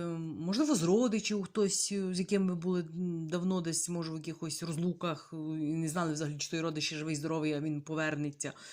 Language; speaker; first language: Ukrainian; native; Ukrainian